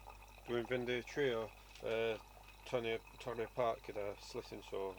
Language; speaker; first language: Welsh; non-native, learner; English